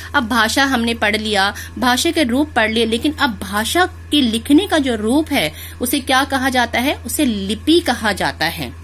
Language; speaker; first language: Hindi; native; Hindi